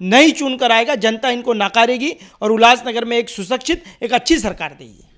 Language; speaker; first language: Hindi; non-native, local second language; Marathi